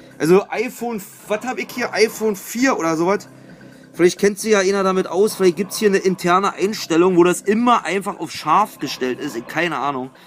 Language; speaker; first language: German; native; German